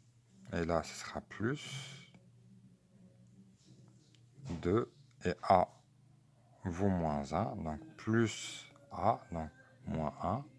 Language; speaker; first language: French; native; French